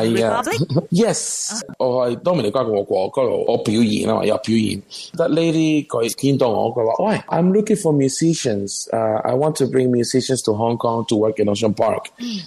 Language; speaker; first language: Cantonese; non-native, learner; Spanish